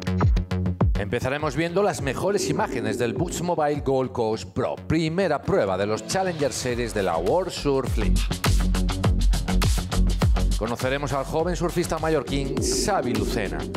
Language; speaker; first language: Spanish; native; Spanish